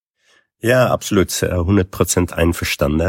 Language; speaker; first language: German; non-native, fluent; Dutch